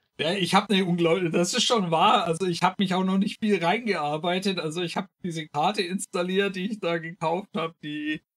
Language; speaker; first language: German; early bilingual, other home language; Slovenian